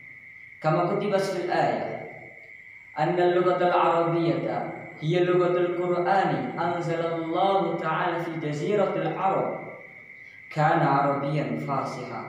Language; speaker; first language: Arabic; non-native, learner; Indonesian